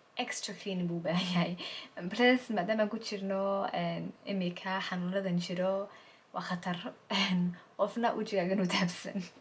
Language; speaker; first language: Somali; early bilingual, heritage; Somali